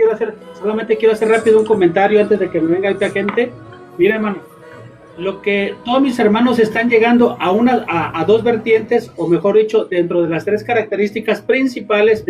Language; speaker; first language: Spanish; native; Spanish